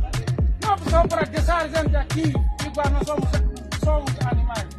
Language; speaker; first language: Portuguese; non-native, fluent; Haitian Creole